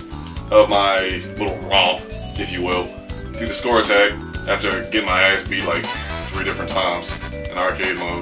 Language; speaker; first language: English; native; English